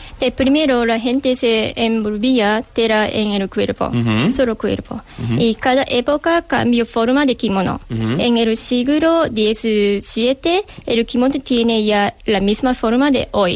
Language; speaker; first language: Spanish; non-native, learner; Japanese